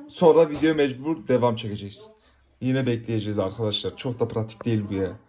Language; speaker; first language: Turkish; native; Turkish